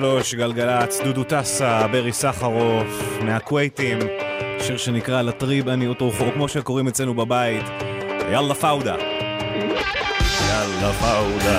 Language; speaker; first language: Hebrew; native; Hebrew